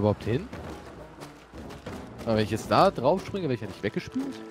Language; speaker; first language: German; native; German